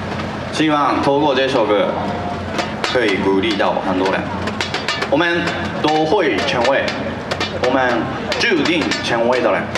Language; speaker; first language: Chinese; non-native, fluent; Japanese